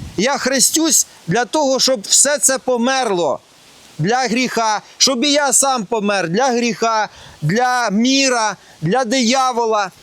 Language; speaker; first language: Ukrainian; non-native, local second language; Russian